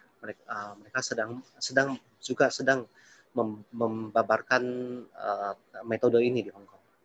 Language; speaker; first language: Indonesian; early bilingual, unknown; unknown